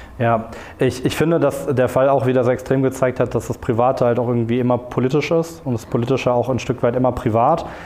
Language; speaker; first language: German; native; German